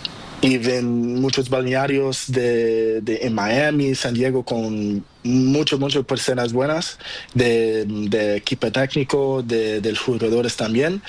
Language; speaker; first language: Spanish; non-native, learner; Portuguese